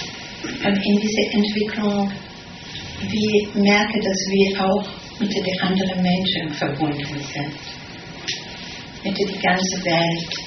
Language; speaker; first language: German; non-native, fluent; Italian